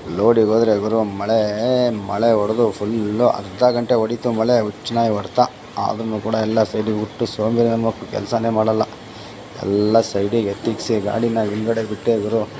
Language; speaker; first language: Kannada; non-native, local second language; Lambadi